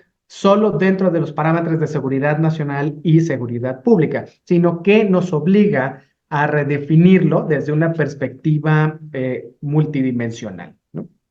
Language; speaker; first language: Spanish; native; Spanish